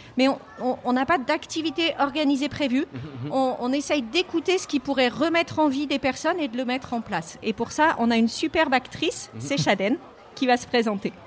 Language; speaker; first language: French; native; French